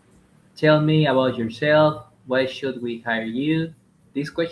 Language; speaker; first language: English; non-native, learner; Spanish